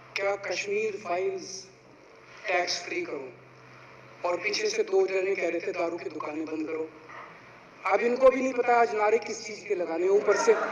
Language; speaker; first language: Hindi; native; Hindi